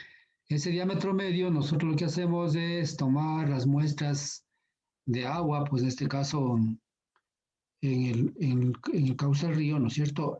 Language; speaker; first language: Spanish; native; Spanish